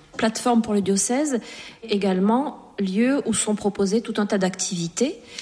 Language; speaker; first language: French; native; French